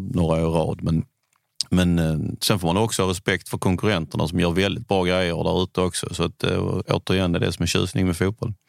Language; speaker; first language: Swedish; native; Swedish